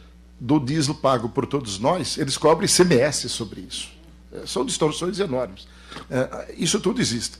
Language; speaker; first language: Portuguese; native; Portuguese